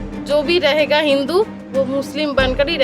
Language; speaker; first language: Hindi; non-native, learner; Bangla